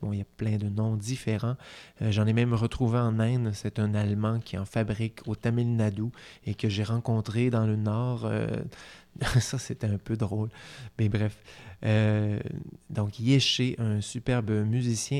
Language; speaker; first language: French; native; French